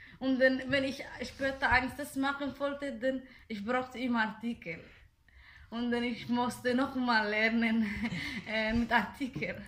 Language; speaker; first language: German; non-native, learner; Somali